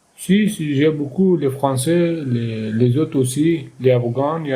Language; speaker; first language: French; non-native, learner; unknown